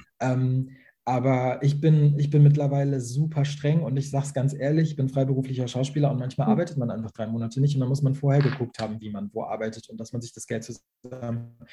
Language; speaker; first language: German; early bilingual, other home language; Persian